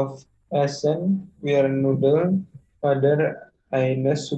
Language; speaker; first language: German; non-native, learner; Indonesian